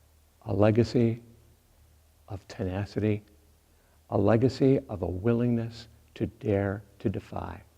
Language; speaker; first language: English; native; English